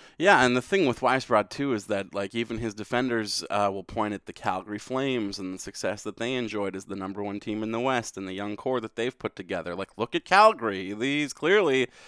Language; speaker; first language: English; native; English